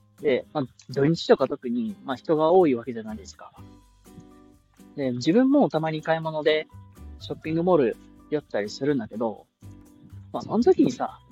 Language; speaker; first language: Japanese; native; Japanese